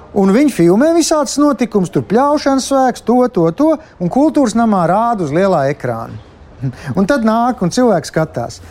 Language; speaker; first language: Latvian; native; Latvian